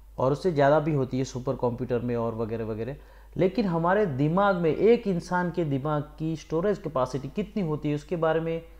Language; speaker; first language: Hindi; non-native, local second language; Gujarati